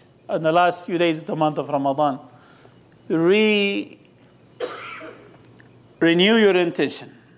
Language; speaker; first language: English; non-native, fluent; Arabic